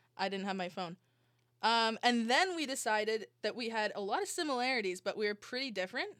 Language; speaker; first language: English; native; English